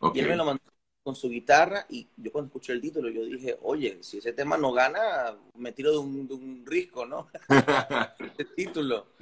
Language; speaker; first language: Spanish; native; Spanish